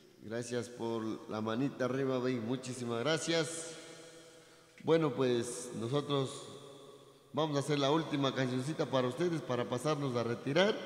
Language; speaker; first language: Spanish; native; Spanish